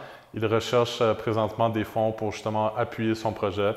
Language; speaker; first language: French; native; French